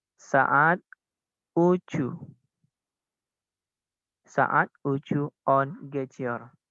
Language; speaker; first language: Turkish; non-native, learner; Indonesian